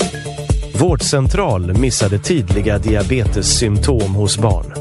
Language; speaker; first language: Swedish; native; Swedish